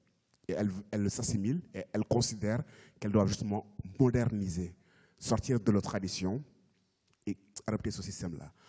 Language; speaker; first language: French; native; French